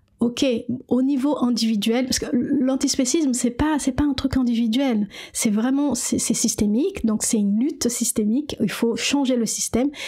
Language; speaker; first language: French; non-native, fluent; Portuguese